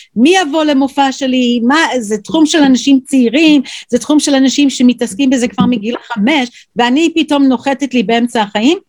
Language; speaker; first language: Hebrew; non-native, fluent; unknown